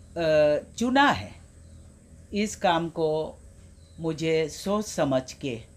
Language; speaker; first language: Hindi; non-native, local second language; Adi